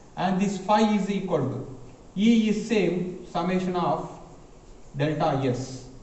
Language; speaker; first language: English; non-native, local second language; Kannada